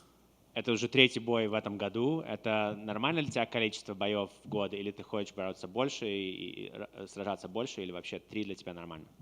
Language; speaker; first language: Russian; native; Russian